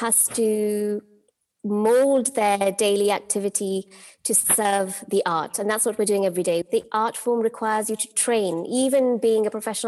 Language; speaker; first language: English; native; English